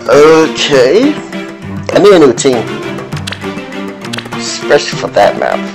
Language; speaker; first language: English; native; English